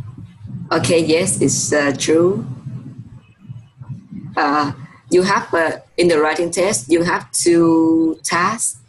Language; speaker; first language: English; non-native, fluent; Vietnamese